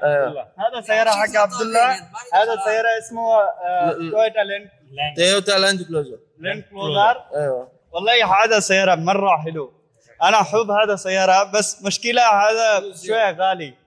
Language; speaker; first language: Arabic; non-native, learner; Bangla